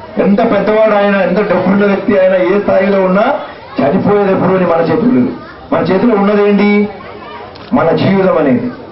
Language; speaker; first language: Telugu; non-native, fluent; Malayalam